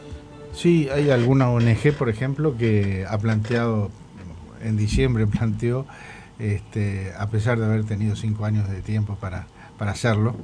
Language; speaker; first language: Spanish; native; Spanish